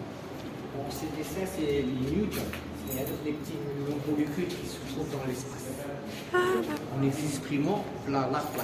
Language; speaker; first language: French; non-native, local second language; Arabic